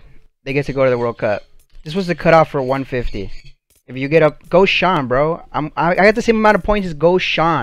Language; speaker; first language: English; native; English